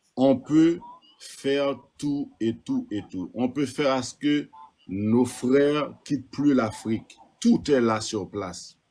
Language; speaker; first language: French; non-native, local second language; Haitian Creole